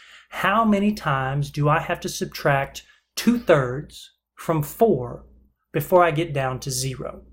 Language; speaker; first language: English; native; English